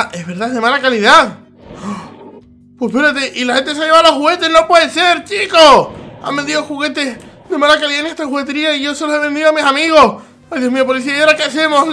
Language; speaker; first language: Spanish; native; Spanish